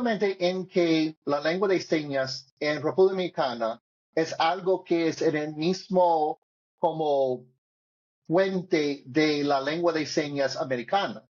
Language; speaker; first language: Spanish; non-native, learner; English